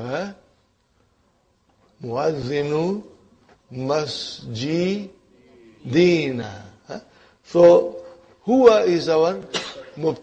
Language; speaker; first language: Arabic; non-native, fluent; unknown